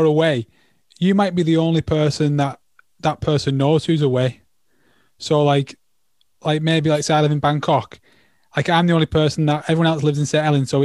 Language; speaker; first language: English; native; English